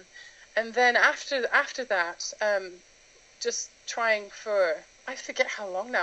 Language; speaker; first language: English; native; English